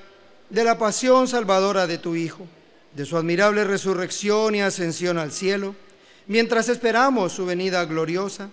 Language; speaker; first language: Spanish; native; Spanish